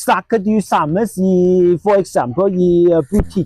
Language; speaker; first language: Norwegian; non-native, fluent; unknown